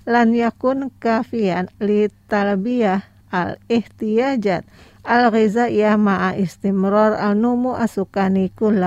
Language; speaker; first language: Arabic; non-native, fluent; Indonesian